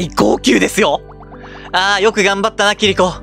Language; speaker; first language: Japanese; native; Japanese